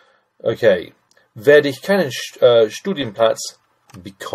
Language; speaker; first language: German; non-native, fluent; English